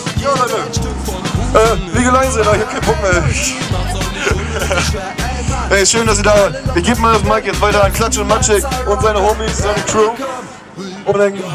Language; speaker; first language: German; native; German